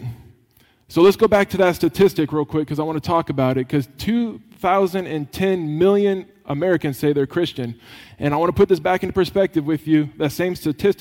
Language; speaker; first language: English; native; English